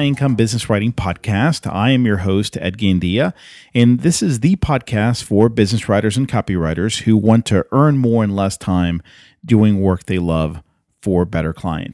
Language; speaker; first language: English; native; English